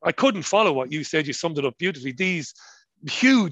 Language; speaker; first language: English; native; English